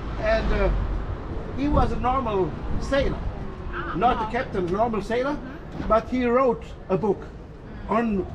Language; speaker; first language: English; non-native, fluent; Portuguese